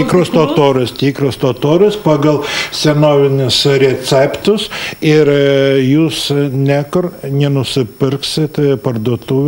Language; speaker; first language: Lithuanian; non-native, local second language; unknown